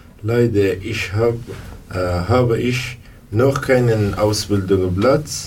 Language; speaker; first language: German; non-native, learner; Arabic